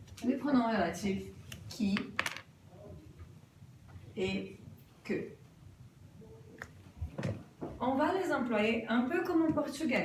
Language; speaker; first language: French; non-native, fluent; Portuguese